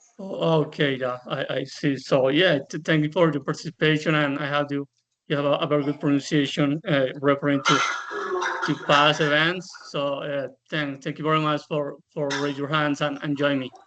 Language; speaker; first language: English; non-native, fluent; Spanish